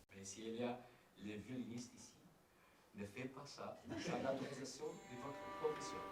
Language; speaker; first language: French; non-native, learner; Portuguese